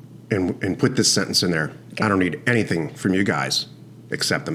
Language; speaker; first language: English; native; English